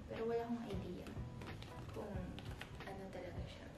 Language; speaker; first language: Filipino; native; Filipino